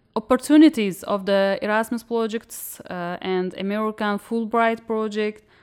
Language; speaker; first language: English; non-native, fluent; Uzbek